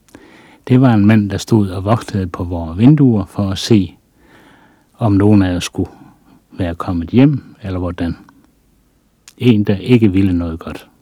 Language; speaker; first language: Danish; native; Danish